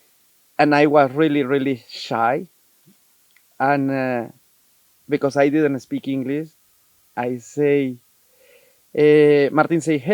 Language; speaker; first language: English; non-native, learner; Spanish